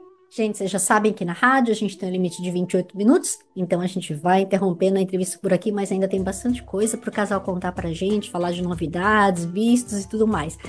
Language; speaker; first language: Portuguese; native; Portuguese